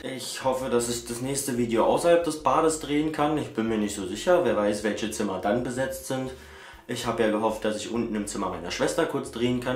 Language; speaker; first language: German; native; German